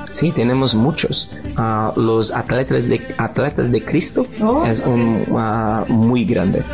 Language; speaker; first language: Spanish; non-native, learner; Portuguese